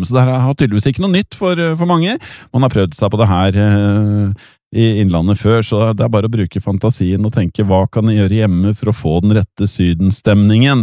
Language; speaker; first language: Norwegian; native; Norwegian